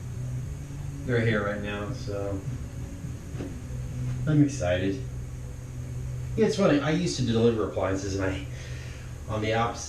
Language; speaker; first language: English; native; English